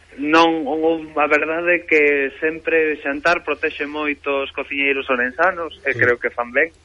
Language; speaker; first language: Galician; native; Galician